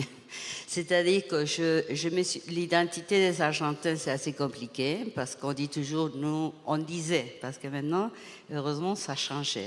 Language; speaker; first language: French; non-native, fluent; Spanish